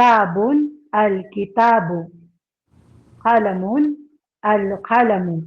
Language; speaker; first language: Arabic; non-native, learner; Filipino